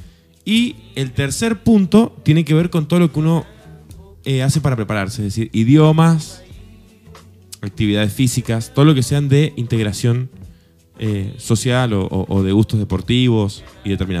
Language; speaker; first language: Spanish; native; Spanish